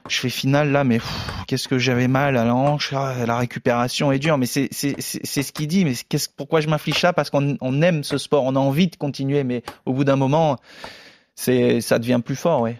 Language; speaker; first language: French; native; French